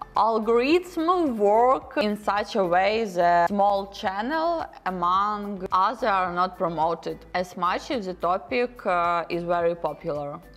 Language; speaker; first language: English; non-native, learner; Ukrainian